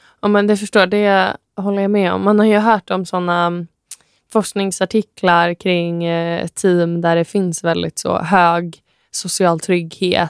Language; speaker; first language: Swedish; native; Swedish